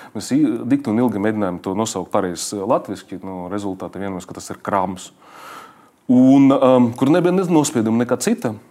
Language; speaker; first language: Latvian; non-native, local second language; Russian